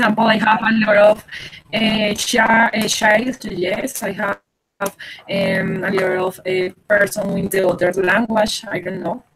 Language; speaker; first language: English; non-native, learner; Spanish